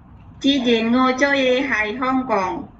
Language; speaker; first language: Cantonese; non-native, learner; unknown